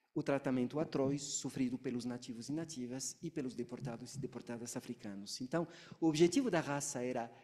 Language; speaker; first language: Portuguese; non-native, fluent; French